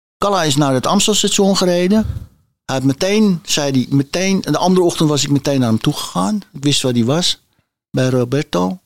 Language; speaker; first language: Dutch; native; Dutch